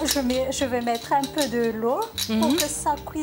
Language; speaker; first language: French; non-native, learner; Malagasy